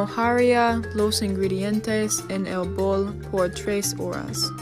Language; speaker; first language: Spanish; non-native, learner; English